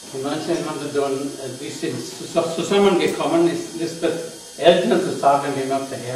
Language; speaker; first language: German; non-native, learner; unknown